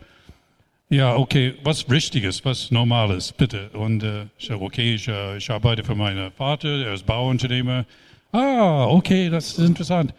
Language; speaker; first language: German; non-native, fluent; English